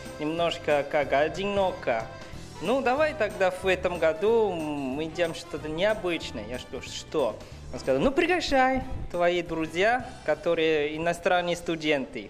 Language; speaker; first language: Russian; non-native, fluent; Chinese